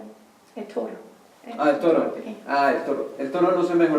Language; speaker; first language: Spanish; native; Spanish